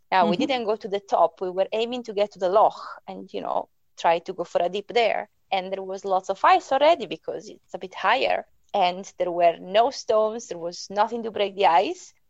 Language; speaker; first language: English; non-native, fluent; Italian